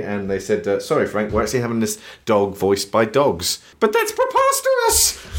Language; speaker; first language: English; native; English